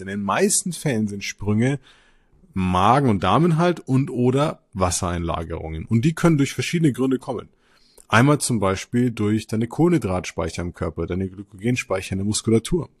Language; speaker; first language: German; native; German